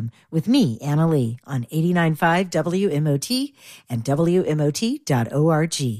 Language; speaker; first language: English; native; English